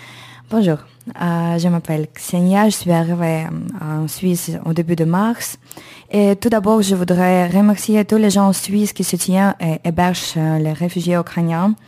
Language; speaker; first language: French; non-native, learner; Ukrainian